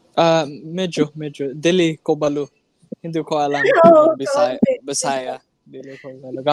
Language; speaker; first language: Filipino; non-native, learner; English